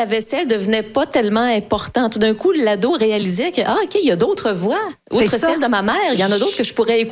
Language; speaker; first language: French; native; French